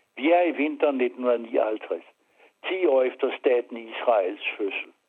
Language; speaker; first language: Danish; early bilingual, other home language; French